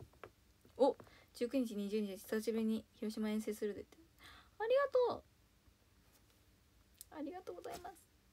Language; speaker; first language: Japanese; native; Japanese